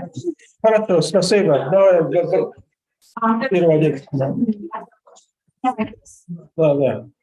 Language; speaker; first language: Russian; non-native, learner; Chinese